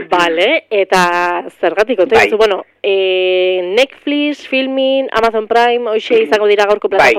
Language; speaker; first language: Basque; native; Basque